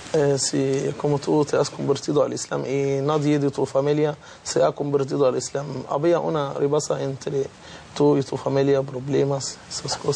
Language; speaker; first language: Spanish; non-native, fluent; Arabic